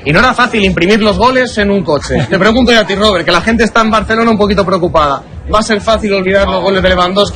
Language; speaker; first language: Spanish; native; Spanish